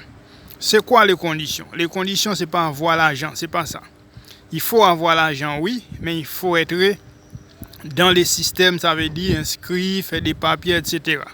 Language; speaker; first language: French; non-native, local second language; Haitian Creole